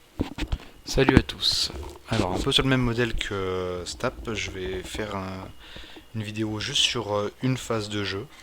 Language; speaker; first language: French; native; French